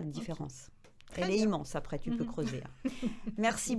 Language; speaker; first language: French; native; French